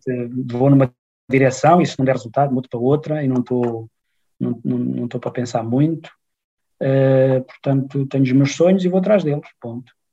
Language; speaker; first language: Portuguese; native; Portuguese